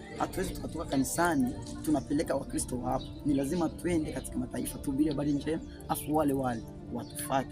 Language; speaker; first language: Swahili; non-native, local second language; Rundi